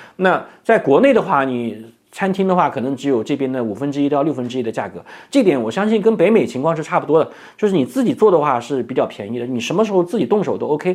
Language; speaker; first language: Chinese; native; Chinese